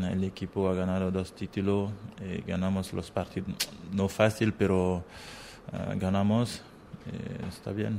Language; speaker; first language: Spanish; non-native, learner; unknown